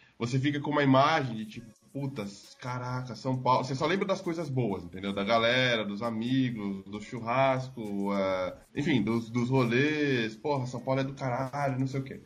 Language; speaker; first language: Portuguese; native; Portuguese